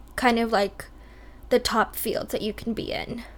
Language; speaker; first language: English; early bilingual, other home language; Hindi